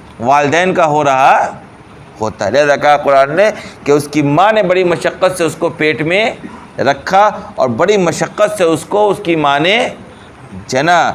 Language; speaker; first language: Urdu; native; Urdu